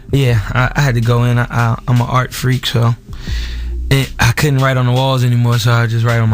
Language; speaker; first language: English; native; English